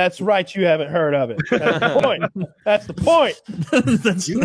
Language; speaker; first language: English; native; English